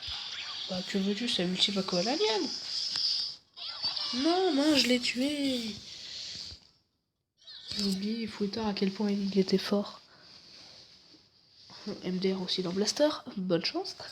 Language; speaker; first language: French; native; French